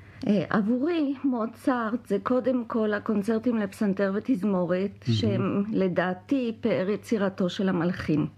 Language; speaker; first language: Hebrew; native; Hebrew